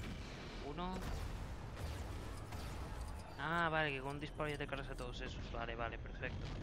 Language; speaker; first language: Spanish; native; Spanish